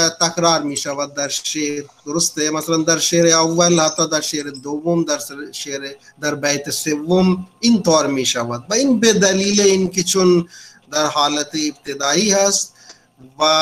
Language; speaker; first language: Persian; non-native, fluent; Urdu